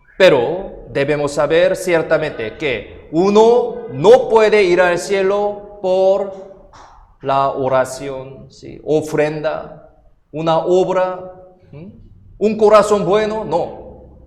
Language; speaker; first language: Spanish; non-native, fluent; Korean